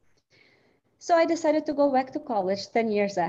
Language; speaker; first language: English; non-native, fluent; Albanian